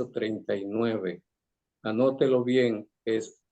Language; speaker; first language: Spanish; native; Spanish